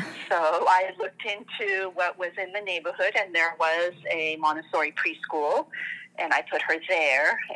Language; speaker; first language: English; non-native, fluent; French